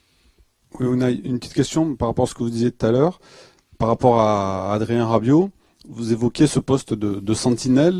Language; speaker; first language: French; native; French